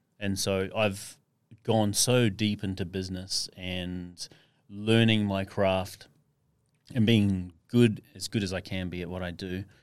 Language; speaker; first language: English; native; English